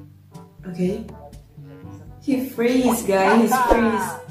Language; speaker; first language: English; non-native, learner; Indonesian